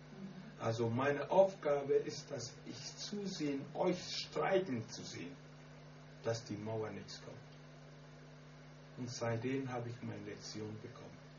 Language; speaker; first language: German; non-native, learner; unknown